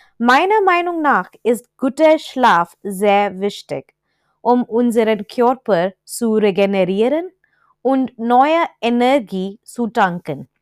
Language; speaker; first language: German; non-native, learner; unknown